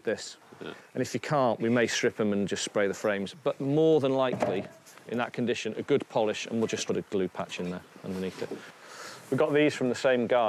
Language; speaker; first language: English; native; English